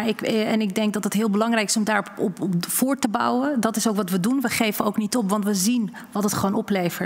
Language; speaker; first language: Dutch; native; Dutch